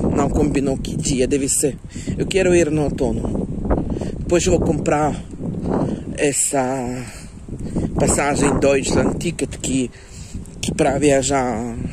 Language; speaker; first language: Portuguese; non-native, fluent; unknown